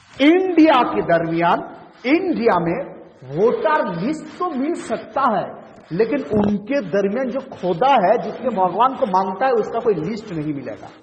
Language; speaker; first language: Urdu; non-native, local second language; Bangla